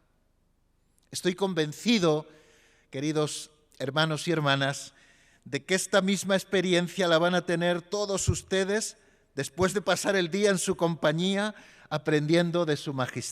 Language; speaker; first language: Spanish; native; Spanish